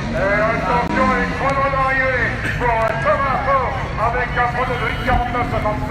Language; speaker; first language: French; native; French